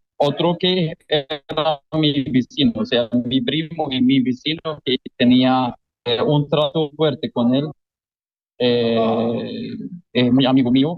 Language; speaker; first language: Spanish; non-native, fluent; Arabic